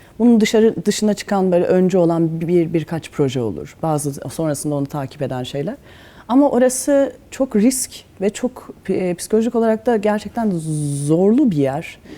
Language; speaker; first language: Turkish; native; Turkish